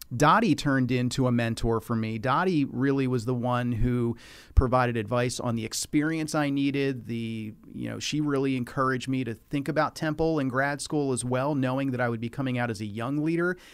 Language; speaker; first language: English; native; English